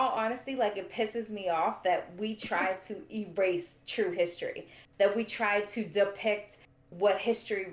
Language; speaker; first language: English; native; English